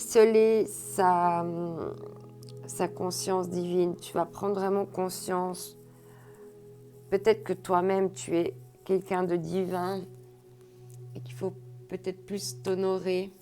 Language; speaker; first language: French; native; French